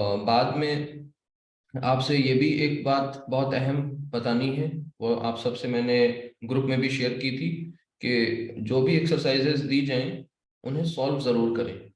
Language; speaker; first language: Urdu; native; Urdu